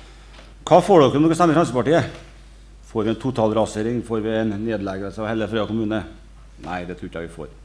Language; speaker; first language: Norwegian; native; Norwegian